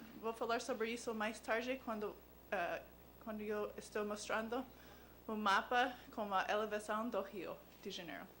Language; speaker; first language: Portuguese; non-native, learner; English